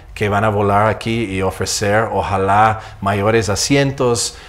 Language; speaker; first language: Spanish; non-native, fluent; English